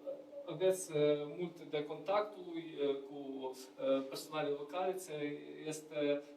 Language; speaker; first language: Romanian; non-native, learner; Ukrainian